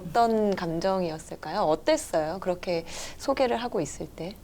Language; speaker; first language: Korean; native; Korean